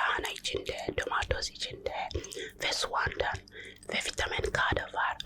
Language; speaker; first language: Turkish; non-native, learner; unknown